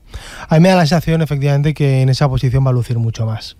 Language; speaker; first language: Spanish; native; Spanish